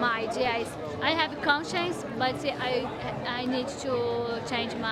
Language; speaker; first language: English; non-native, learner; Portuguese